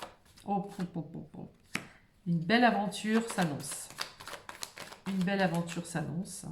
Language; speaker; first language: French; native; French